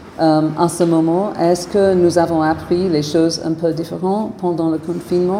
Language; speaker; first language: French; non-native, fluent; English